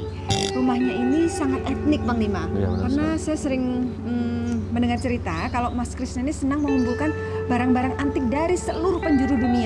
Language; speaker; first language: Indonesian; native; Indonesian